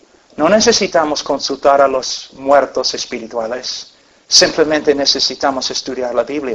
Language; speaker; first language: Spanish; non-native, fluent; English